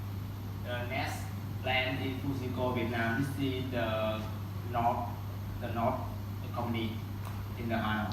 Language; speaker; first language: English; non-native, learner; Vietnamese